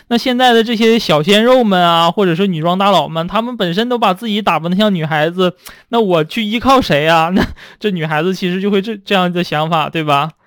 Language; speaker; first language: Chinese; native; Chinese